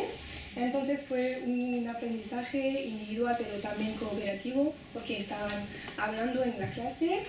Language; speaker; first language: Spanish; non-native, fluent; French